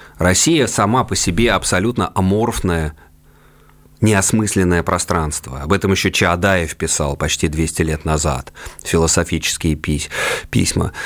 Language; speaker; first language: Russian; native; Russian